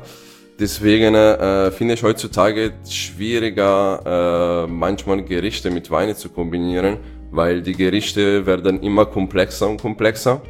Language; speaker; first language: German; non-native, fluent; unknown